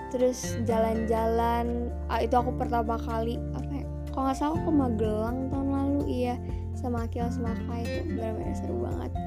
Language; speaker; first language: Indonesian; early bilingual, heritage; Indonesian